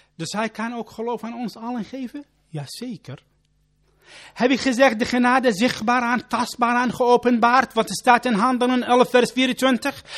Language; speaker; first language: Dutch; non-native, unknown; Arabic